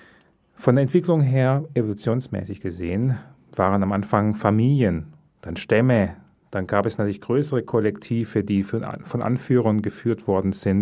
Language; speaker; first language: German; native; German